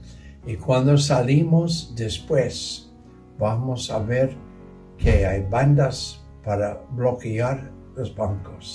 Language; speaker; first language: Spanish; non-native, learner; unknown